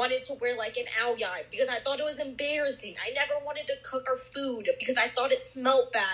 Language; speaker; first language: English; native; English